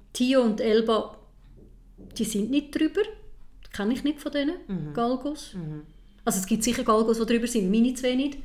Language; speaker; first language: German; native; German